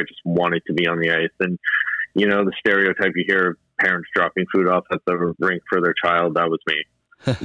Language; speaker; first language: English; native; English